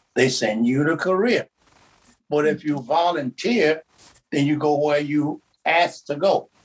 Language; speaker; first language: English; native; English